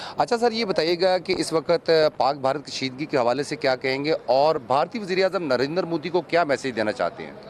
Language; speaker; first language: Urdu; native; Urdu